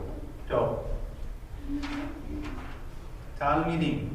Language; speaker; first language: Hebrew; non-native, fluent; English